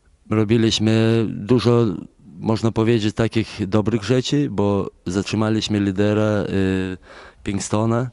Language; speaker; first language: Polish; non-native, fluent; Lithuanian